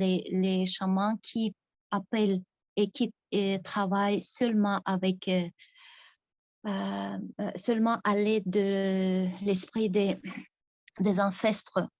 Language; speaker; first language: French; non-native, fluent; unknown